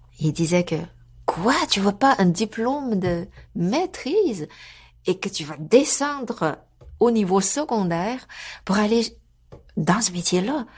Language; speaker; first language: French; non-native, fluent; Chinese